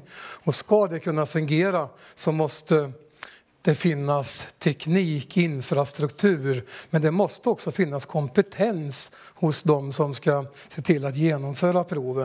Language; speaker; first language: Swedish; native; Swedish